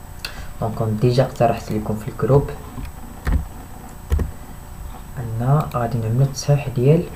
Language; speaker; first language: Arabic; native; Arabic